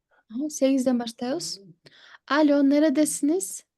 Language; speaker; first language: Turkish; non-native, fluent; Kyrgyz